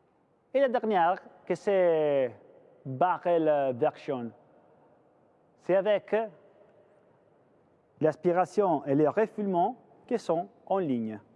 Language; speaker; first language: French; non-native, fluent; Italian